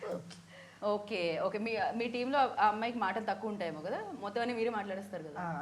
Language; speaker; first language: Telugu; native; Telugu